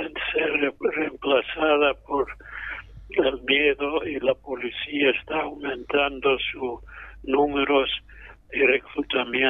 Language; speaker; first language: Spanish; non-native, fluent; English